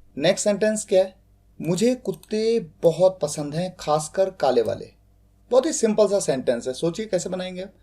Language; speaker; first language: Hindi; native; Hindi